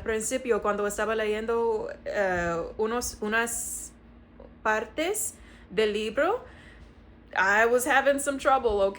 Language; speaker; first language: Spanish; non-native, learner; English